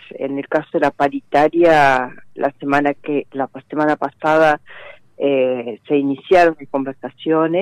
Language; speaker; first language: Spanish; native; Spanish